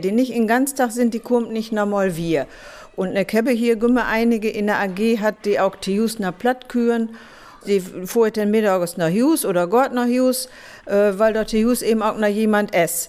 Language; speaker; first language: German; native; German